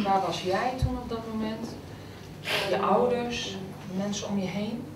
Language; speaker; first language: Dutch; native; Dutch